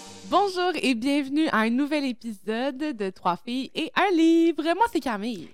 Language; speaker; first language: French; native; French